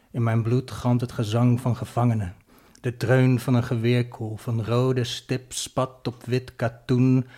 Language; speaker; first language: Dutch; native; Dutch